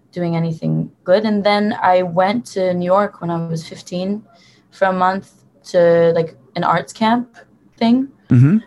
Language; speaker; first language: English; early bilingual, other home language; Hebrew